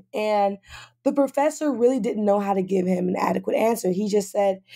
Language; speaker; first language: English; native; English